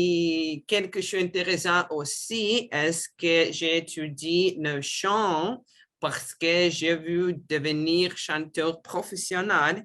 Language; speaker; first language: French; non-native, learner; Russian